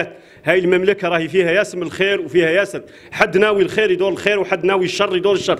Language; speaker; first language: Arabic; native; Arabic